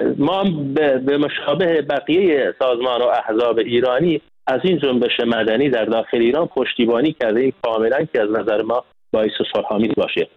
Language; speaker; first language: Persian; non-native, local second language; Kurdish